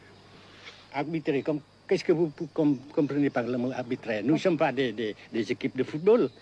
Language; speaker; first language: French; non-native, fluent; Vietnamese